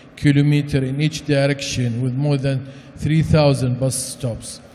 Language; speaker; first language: English; non-native, fluent; Arabic